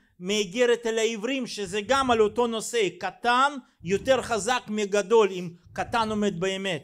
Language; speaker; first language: Hebrew; non-native, fluent; Russian